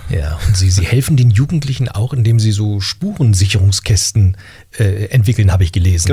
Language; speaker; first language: German; native; German